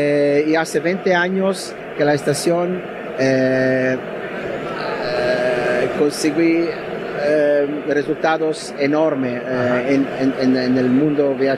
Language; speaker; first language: Spanish; non-native, learner; Italian